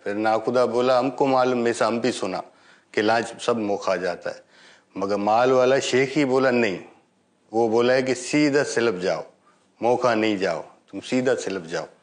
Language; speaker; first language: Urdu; non-native, learner; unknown